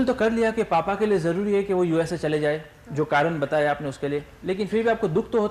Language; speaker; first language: Hindi; native; Hindi